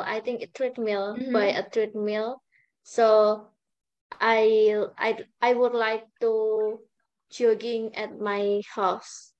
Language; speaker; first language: English; non-native, learner; Indonesian